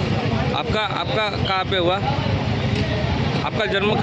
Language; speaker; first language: Hindi; non-native, local second language; Bangla